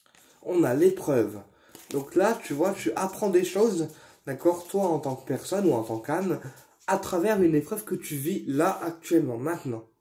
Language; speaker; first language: French; native; French